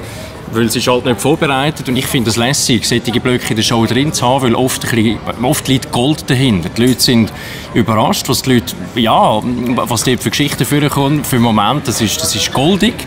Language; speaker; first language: German; native; German